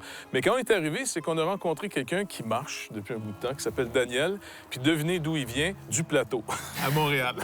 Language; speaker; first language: French; native; French